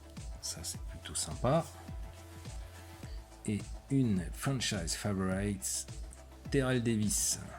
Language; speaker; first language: French; native; French